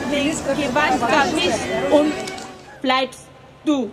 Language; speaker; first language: German; non-native, fluent; Spanish